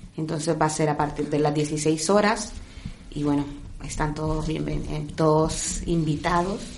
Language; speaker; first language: Spanish; native; Spanish